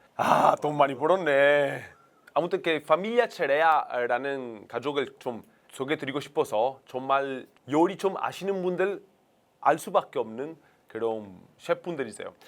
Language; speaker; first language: Korean; non-native, fluent; Italian